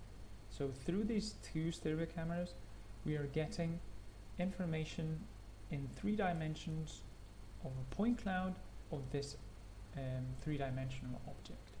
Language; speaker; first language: English; non-native, fluent; Spanish